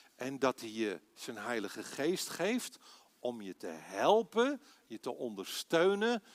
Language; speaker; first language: Dutch; native; Dutch